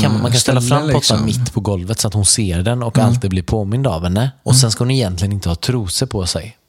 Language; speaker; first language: Swedish; native; Swedish